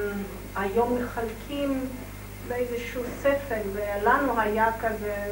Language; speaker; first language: Hebrew; non-native, fluent; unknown